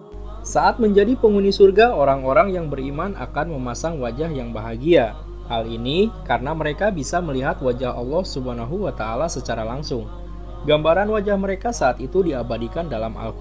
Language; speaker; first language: Indonesian; native; Indonesian